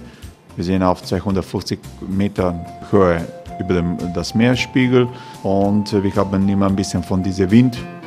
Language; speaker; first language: German; non-native, fluent; Croatian